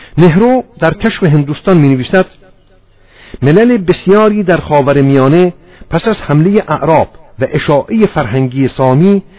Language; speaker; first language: Persian; non-native, local second language; Armenian